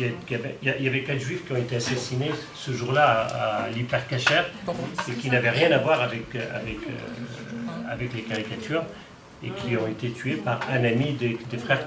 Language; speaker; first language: French; native; French